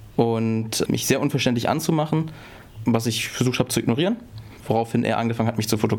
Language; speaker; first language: German; native; German